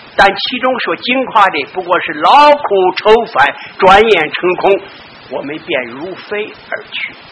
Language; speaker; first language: Chinese; native; Chinese